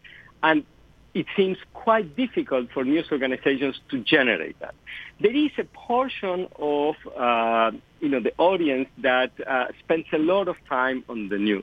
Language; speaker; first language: English; non-native, fluent; Spanish